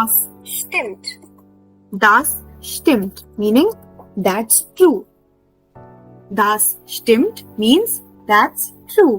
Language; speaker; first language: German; non-native, fluent; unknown